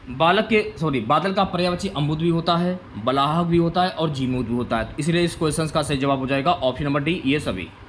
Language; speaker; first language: Hindi; native; Hindi